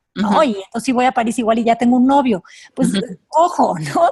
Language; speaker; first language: Spanish; native; Spanish